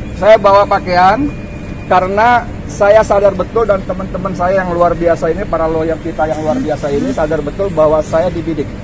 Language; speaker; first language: Indonesian; native; Indonesian